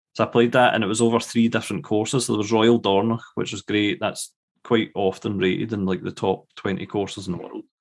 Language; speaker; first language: English; native; English